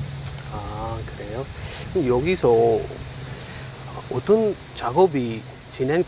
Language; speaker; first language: Korean; non-native, learner; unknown